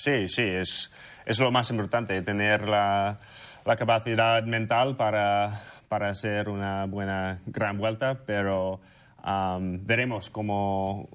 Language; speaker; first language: Spanish; non-native, fluent; English